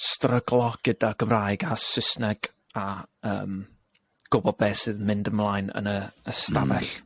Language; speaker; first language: Welsh; non-native, local second language; English